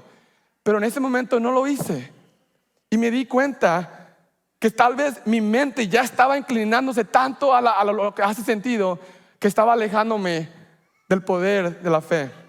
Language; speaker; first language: Spanish; early bilingual, heritage; Spanish